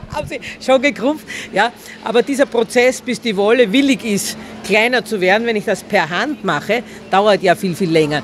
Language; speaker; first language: German; native; German